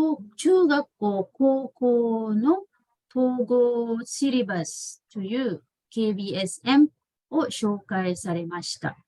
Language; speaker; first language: Japanese; non-native, fluent; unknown